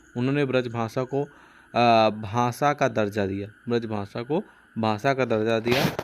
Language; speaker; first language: Hindi; non-native, local second language; Punjabi